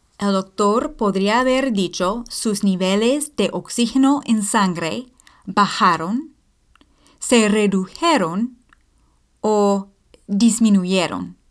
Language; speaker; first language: Spanish; non-native, fluent; English